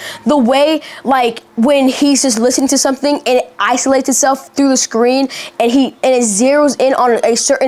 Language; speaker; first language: English; native; English